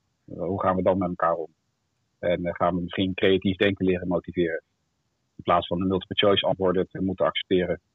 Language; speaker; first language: Dutch; native; Dutch